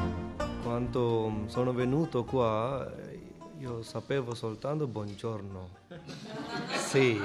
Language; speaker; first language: Italian; non-native, learner; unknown